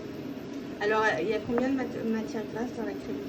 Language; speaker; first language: French; native; French